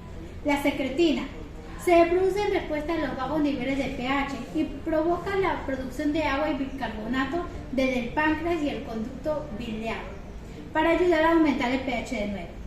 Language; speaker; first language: Spanish; native; Spanish